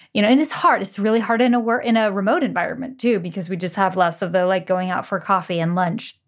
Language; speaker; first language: English; native; English